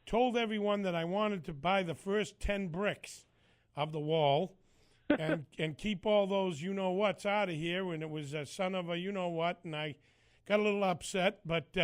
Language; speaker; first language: English; native; English